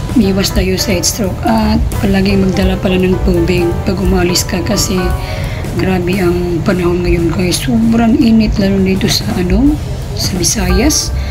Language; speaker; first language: Filipino; non-native, local second language; Cebuano